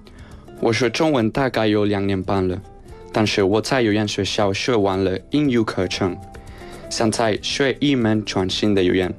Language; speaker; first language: Chinese; non-native, fluent; Spanish